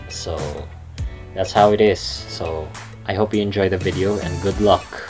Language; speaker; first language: English; non-native, local second language; Cebuano